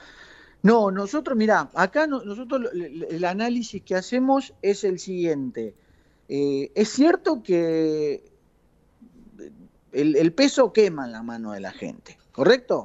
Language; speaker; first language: Spanish; native; Spanish